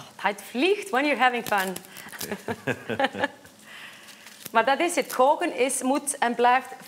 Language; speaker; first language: Dutch; non-native, fluent; Icelandic